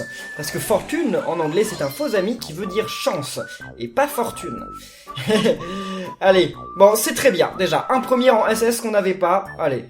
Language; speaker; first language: French; native; French